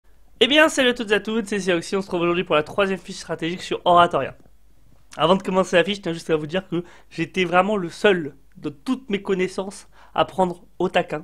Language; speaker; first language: French; native; French